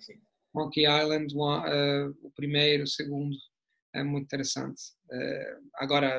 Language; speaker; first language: Portuguese; non-native, fluent; Italian